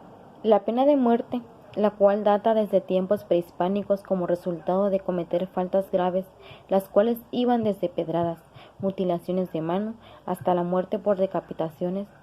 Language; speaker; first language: Spanish; native; Spanish